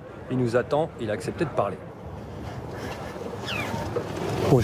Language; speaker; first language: French; native; French